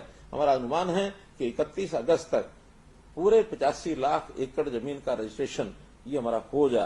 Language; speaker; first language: Hindi; native; Hindi